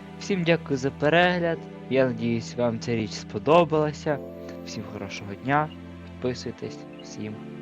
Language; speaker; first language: Ukrainian; native; Ukrainian